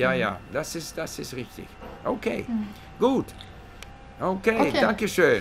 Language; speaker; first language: German; non-native, learner; English